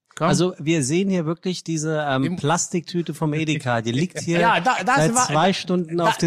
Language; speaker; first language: German; native; German